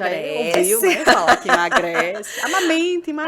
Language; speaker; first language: Portuguese; native; Portuguese